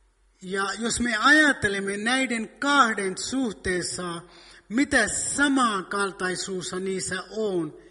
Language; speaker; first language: Finnish; non-native, fluent; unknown